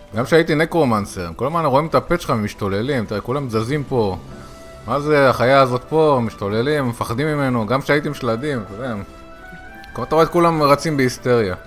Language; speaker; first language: Hebrew; native; Hebrew